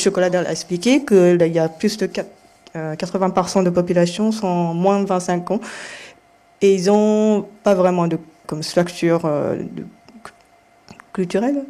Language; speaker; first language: French; non-native, fluent; Japanese